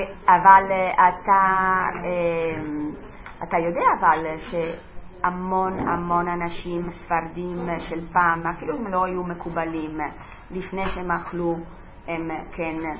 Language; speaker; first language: Hebrew; non-native, fluent; Italian